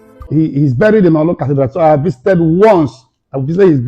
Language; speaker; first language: English; non-native, local second language; Igbo